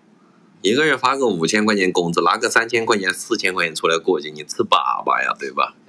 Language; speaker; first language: Chinese; native; Chinese